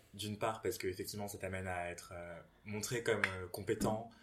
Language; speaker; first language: French; early bilingual, other home language; English